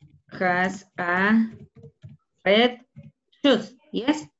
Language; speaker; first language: English; non-native, learner; Spanish